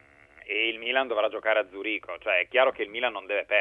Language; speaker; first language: Italian; native; Italian